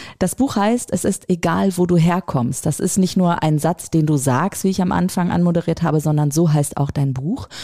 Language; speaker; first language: German; native; German